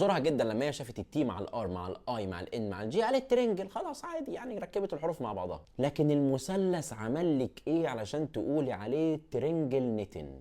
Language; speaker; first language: Arabic; native; Arabic